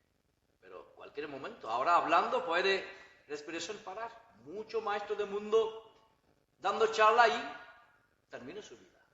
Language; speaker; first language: Spanish; non-native, learner; Bangla